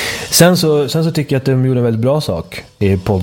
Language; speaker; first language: Swedish; native; Swedish